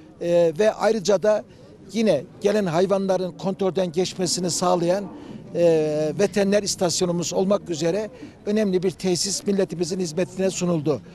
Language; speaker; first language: Turkish; native; Turkish